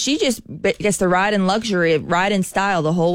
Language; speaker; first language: English; native; English